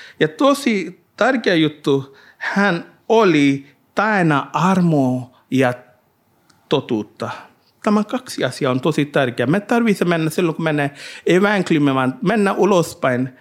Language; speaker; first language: Finnish; non-native, learner; Hindi